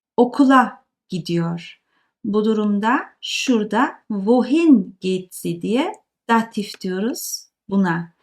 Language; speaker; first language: Turkish; native; Turkish